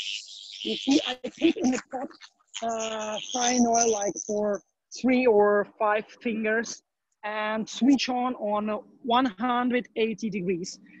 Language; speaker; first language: English; non-native, learner; Ukrainian